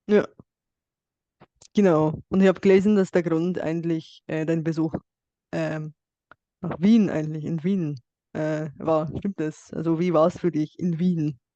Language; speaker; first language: German; non-native, fluent; Bulgarian